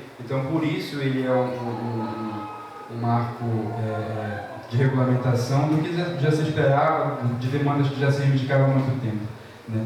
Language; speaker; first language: Portuguese; native; Portuguese